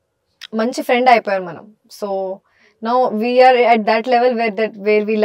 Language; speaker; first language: Telugu; non-native, local second language; Hindi